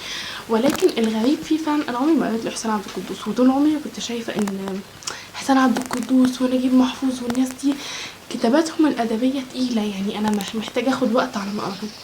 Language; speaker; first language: Arabic; native; Arabic